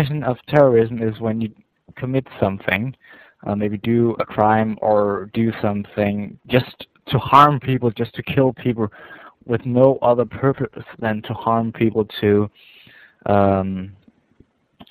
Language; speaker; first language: English; non-native, fluent; Danish